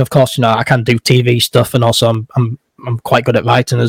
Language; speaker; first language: English; native; English